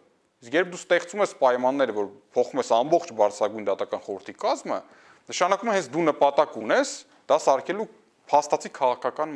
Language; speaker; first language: Armenian; native; Armenian